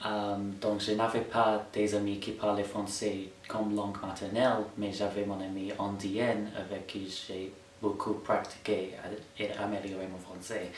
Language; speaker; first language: French; non-native, fluent; English